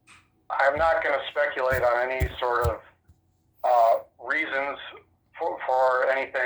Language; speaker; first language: English; native; English